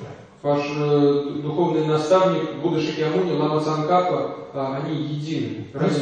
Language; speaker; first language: Russian; native; Russian